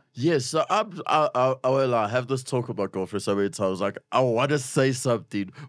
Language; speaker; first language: English; native; English